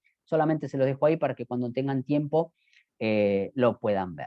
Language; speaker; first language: Spanish; native; Spanish